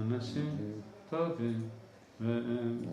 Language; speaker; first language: Hebrew; native; Hebrew